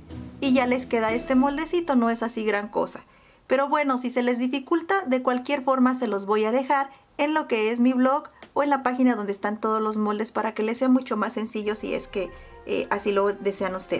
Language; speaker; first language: Spanish; native; Spanish